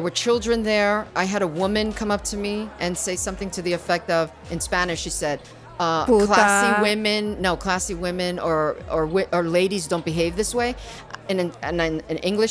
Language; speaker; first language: English; early bilingual, other home language; Spanish